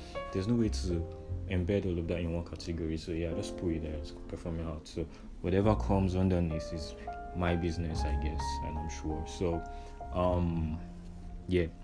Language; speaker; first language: English; non-native, local second language; Yoruba